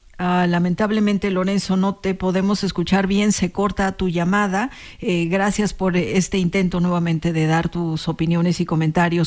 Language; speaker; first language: Spanish; native; Spanish